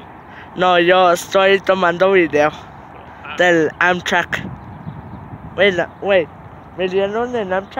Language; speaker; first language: Spanish; early bilingual, heritage; English